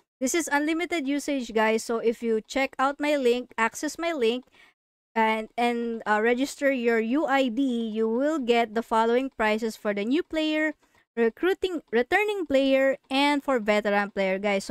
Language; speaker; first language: English; non-native, local second language; Filipino